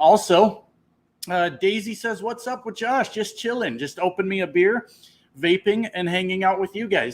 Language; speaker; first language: English; native; English